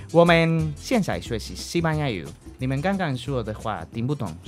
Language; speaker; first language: Chinese; non-native, learner; Spanish